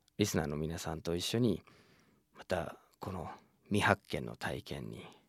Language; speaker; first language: Japanese; non-native, fluent; English